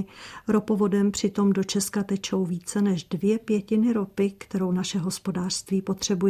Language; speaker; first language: Czech; native; Czech